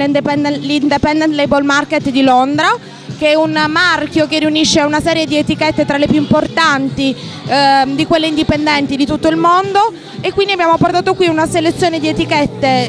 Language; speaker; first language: Italian; native; Italian